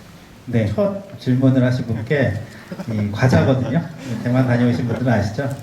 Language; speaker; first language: Korean; native; Korean